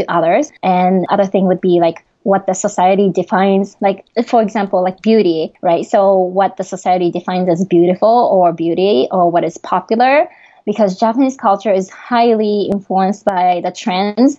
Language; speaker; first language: English; non-native, fluent; Japanese